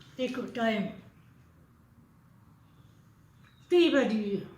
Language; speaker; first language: Hindi; non-native, learner; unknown